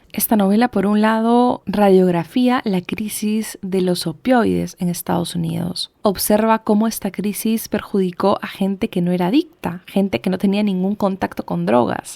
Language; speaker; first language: Spanish; native; Spanish